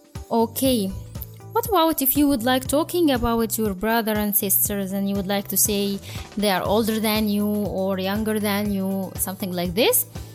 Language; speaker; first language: English; non-native, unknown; Arabic